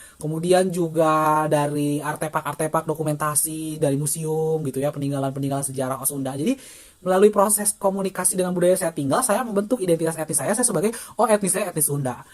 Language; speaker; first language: Indonesian; non-native, local second language; Sundanese